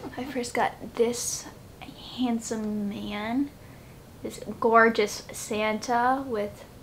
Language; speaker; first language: English; native; English